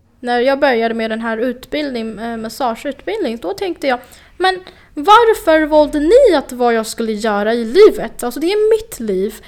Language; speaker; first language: Swedish; non-native, fluent; Chinese